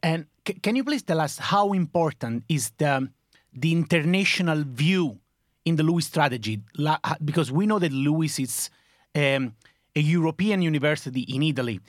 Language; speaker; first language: English; non-native, fluent; Italian